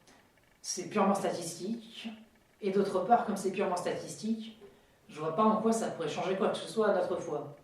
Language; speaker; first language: French; native; French